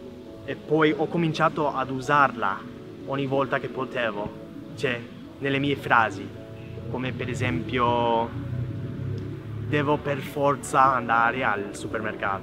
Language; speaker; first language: Italian; non-native, fluent; English